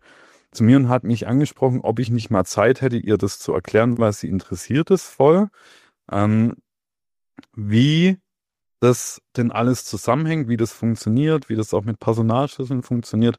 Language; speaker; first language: German; native; German